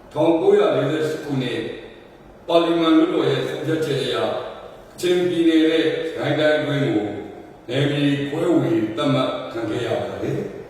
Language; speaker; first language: Burmese; non-native, local second language; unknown